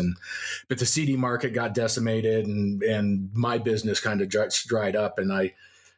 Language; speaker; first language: English; native; English